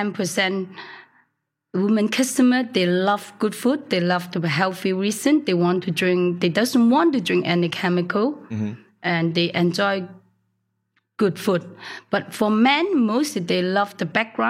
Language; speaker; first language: English; non-native, local second language; Cantonese